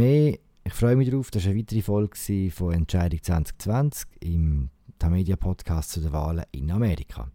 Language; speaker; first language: German; native; German